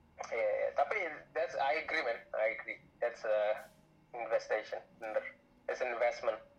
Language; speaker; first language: English; non-native, fluent; Indonesian